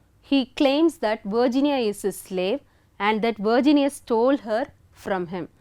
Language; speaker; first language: English; non-native, local second language; Tamil